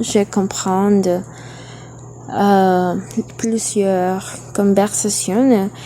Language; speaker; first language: French; non-native, learner; Spanish